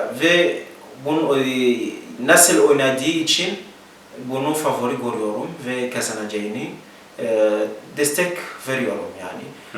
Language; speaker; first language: Turkish; non-native, learner; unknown